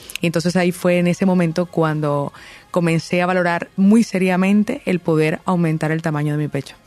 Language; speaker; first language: Spanish; native; Spanish